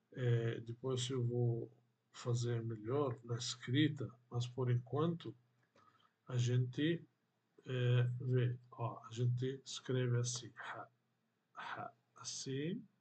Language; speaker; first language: Portuguese; non-native, fluent; Arabic